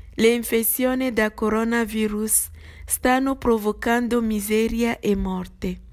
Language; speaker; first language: Italian; non-native, fluent; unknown